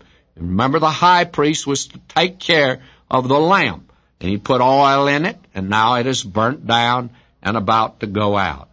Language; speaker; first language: English; native; English